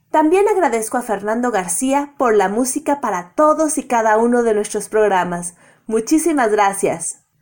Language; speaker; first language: Spanish; native; Spanish